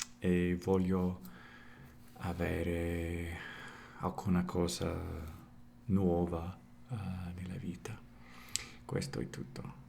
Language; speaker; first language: Italian; non-native, learner; English